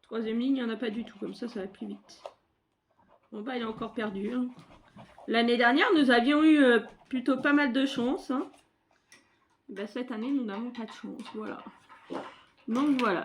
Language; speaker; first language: French; native; French